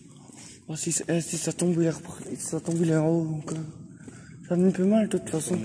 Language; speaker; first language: French; native; French